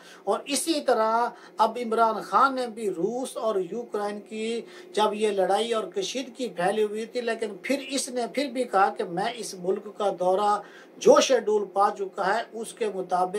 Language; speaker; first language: Urdu; native; Urdu